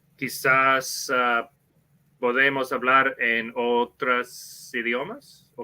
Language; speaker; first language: Spanish; non-native, learner; English